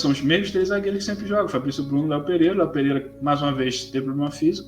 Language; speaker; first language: Portuguese; native; Portuguese